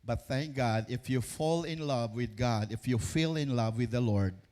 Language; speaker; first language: English; non-native, local second language; Filipino